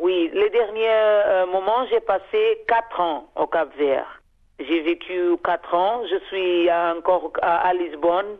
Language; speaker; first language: French; non-native, fluent; Portuguese